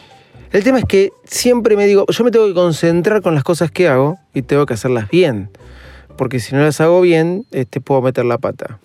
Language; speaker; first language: Spanish; native; Spanish